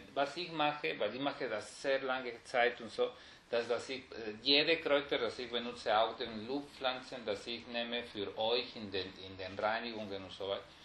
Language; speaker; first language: German; non-native, fluent; Spanish